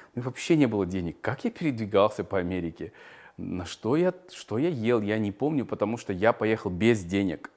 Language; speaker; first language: Russian; native; Russian